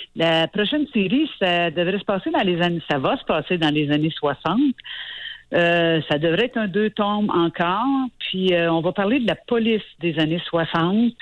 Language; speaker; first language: French; native; French